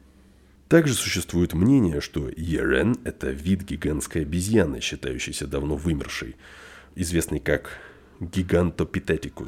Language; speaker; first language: Russian; native; Russian